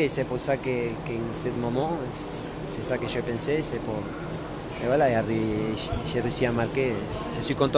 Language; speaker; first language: French; non-native, learner; Spanish